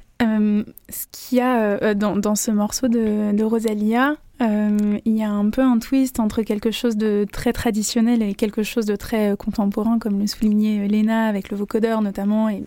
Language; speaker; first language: French; native; French